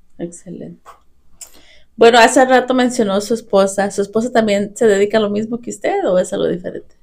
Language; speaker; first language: Spanish; early bilingual, heritage; Spanish